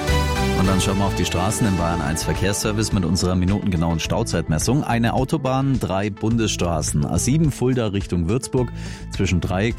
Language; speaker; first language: German; native; German